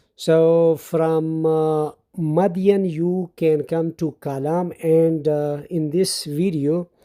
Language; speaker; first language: English; non-native, local second language; Urdu